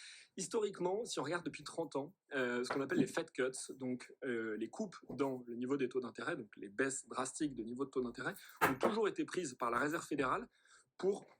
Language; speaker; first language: French; native; French